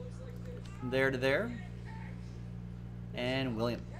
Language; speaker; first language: English; native; English